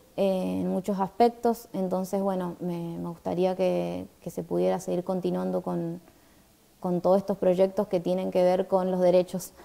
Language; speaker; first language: Spanish; native; Spanish